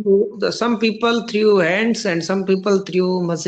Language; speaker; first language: English; non-native, learner; Rajasthani